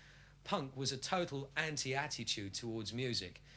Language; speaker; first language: English; native; English